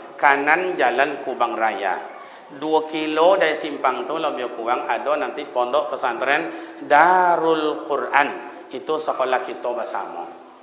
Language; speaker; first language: Malay; native; Malay